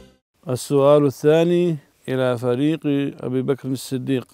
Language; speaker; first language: Arabic; non-native, fluent; Chechen